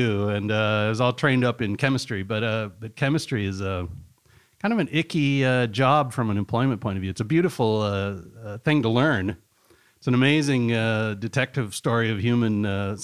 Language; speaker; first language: English; native; English